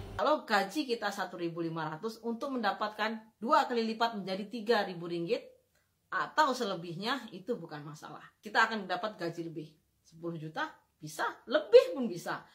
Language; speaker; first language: Indonesian; native; Indonesian